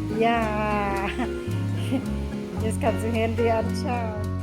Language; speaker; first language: German; non-native, learner; Thai